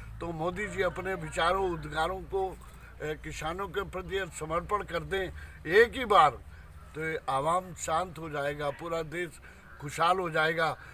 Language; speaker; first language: Hindi; native; Hindi